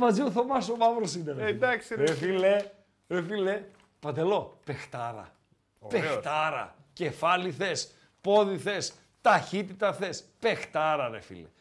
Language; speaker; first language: Greek; native; Greek